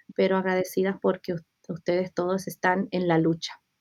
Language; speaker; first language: Spanish; early bilingual, heritage; Spanish